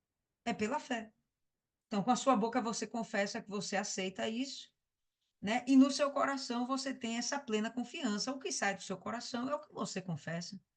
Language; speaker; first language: Portuguese; native; Portuguese